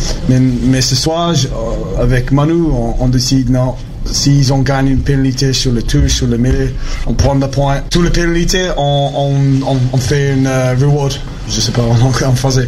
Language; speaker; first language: French; non-native, learner; English